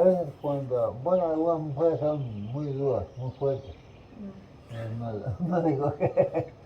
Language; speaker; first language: Spanish; non-native, local second language; Quechua